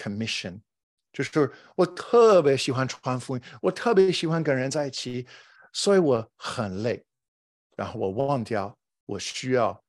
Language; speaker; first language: Chinese; non-native, fluent; English